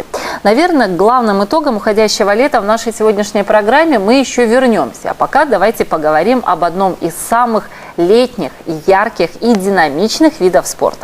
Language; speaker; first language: Russian; native; Russian